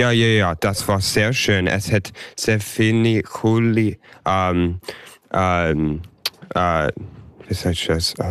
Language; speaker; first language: German; early bilingual, heritage; English